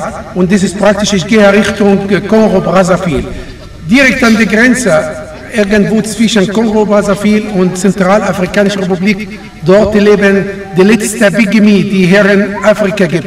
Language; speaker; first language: German; non-native, fluent; Arabic